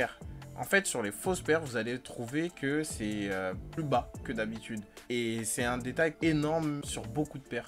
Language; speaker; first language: French; native; French